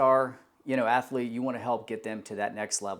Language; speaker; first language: English; native; English